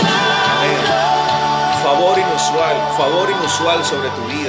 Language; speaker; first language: Spanish; native; Spanish